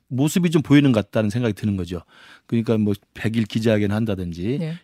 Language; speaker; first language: Korean; native; Korean